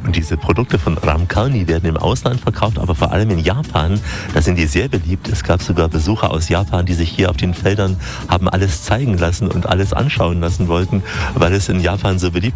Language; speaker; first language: German; native; German